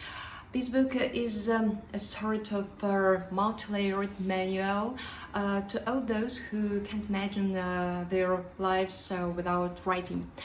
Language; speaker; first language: English; non-native, fluent; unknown